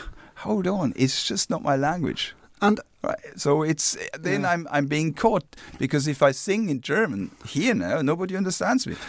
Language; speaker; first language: English; non-native, fluent; German